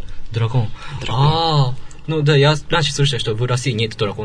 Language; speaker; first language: Russian; non-native, learner; Japanese